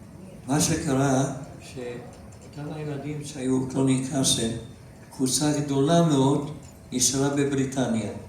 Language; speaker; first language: Hebrew; non-native, fluent; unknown